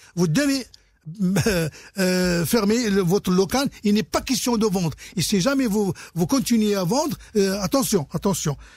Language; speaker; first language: French; non-native, local second language; Arabic